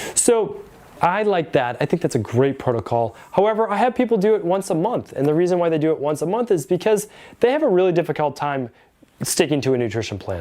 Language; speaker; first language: English; native; English